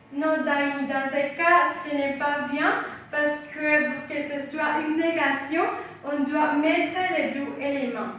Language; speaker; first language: French; non-native, fluent; Spanish